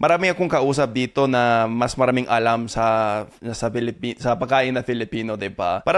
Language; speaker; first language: Filipino; non-native, fluent; English